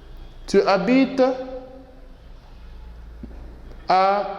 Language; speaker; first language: French; non-native, fluent; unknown